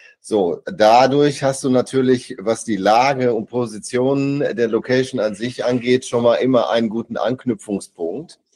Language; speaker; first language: German; native; German